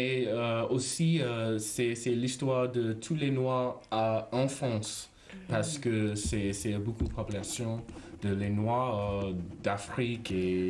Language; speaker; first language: French; non-native, learner; English